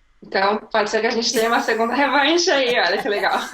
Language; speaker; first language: Portuguese; native; Portuguese